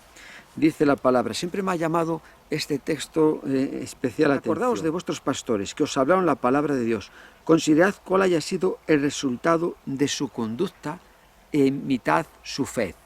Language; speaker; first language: Spanish; native; Spanish